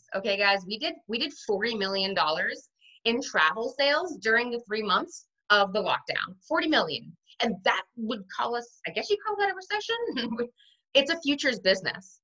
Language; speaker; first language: English; native; English